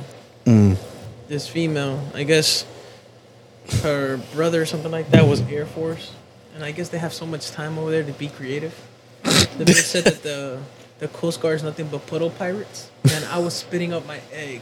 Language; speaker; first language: English; early bilingual, other home language; Spanish